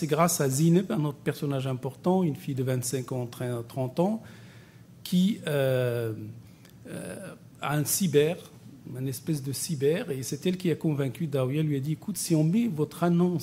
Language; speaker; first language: French; non-native, local second language; Arabic